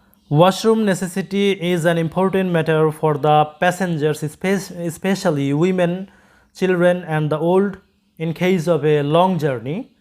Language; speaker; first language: English; non-native, local second language; Bangla